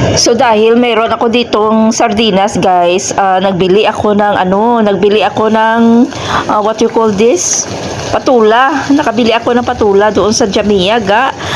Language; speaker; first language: Filipino; non-native, local second language; Hiligaynon